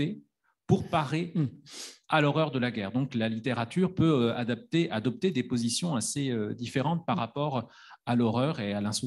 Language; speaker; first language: French; native; French